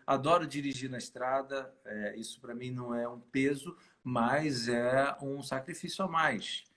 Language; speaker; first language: Portuguese; native; Portuguese